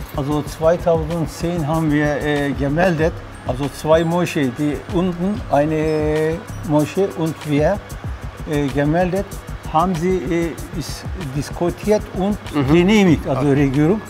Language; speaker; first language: German; non-native, learner; Turkish